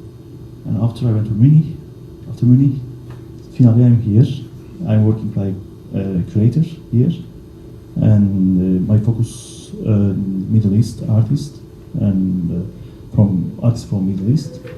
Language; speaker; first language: English; non-native, learner; Kurdish